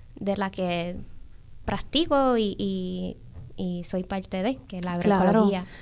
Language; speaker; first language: Spanish; early bilingual, heritage; Spanish